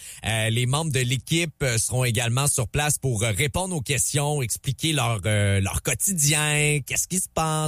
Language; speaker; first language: French; native; French